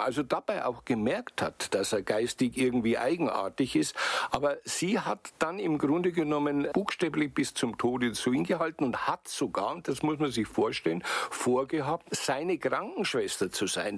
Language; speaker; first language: German; native; German